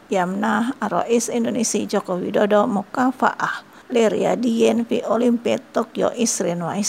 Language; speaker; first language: Arabic; non-native, fluent; Indonesian